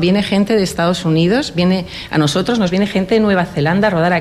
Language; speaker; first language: Spanish; native; Spanish